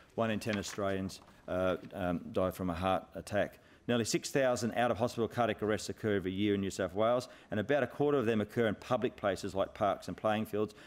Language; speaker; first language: English; native; English